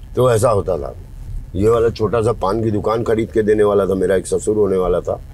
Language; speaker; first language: Hindi; native; Hindi